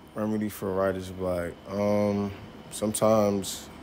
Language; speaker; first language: English; native; English